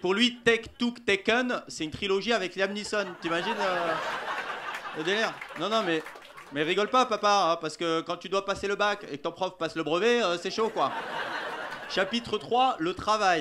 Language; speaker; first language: French; native; French